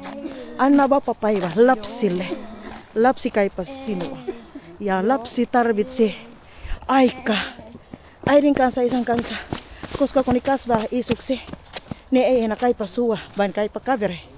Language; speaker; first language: Finnish; non-native, learner; Filipino